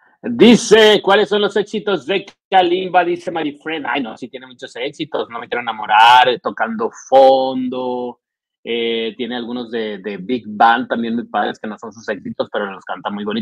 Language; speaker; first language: Spanish; native; Spanish